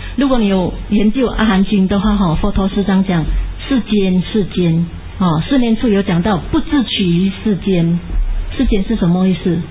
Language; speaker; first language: Chinese; native; Chinese